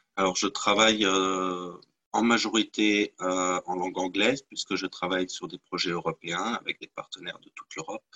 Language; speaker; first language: French; native; French